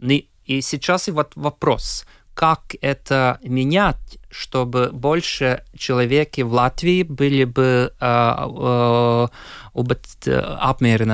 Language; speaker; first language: Russian; non-native, local second language; Latvian